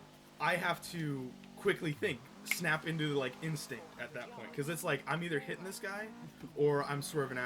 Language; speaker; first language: English; native; English